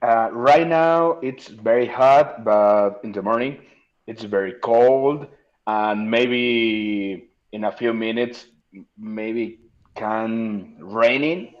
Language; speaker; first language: English; non-native, learner; Spanish